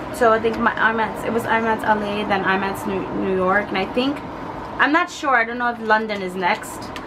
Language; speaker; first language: English; native; English